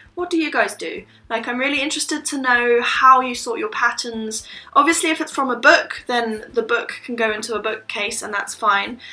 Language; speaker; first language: English; native; English